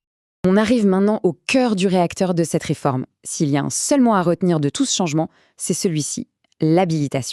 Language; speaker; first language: French; native; French